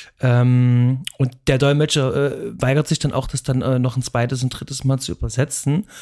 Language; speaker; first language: German; native; German